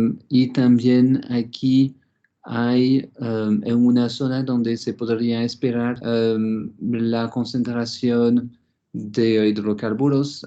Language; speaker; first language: Spanish; non-native, fluent; French